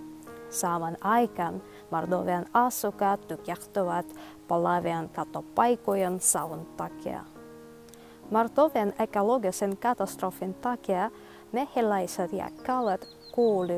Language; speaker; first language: Finnish; non-native, fluent; Russian